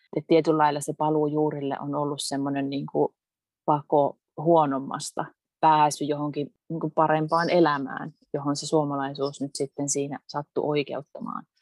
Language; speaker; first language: Finnish; early bilingual, heritage; Finnish